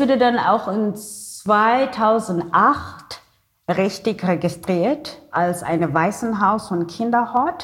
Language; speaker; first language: German; non-native, learner; Xhosa